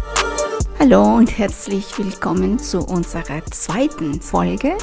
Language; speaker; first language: German; non-native, fluent; Spanish